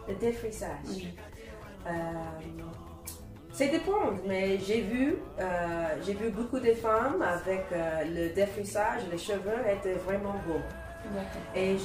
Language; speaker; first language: French; non-native, learner; English